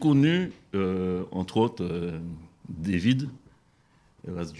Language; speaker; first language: French; native; French